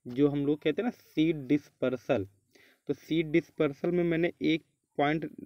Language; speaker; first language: Hindi; native; Hindi